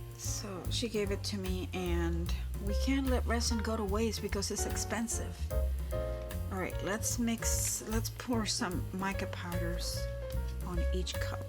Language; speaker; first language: English; native; English